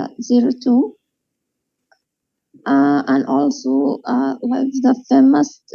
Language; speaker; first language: English; non-native, learner; Arabic